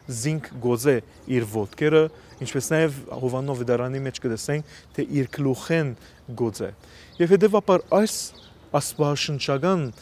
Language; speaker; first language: Armenian; native; Armenian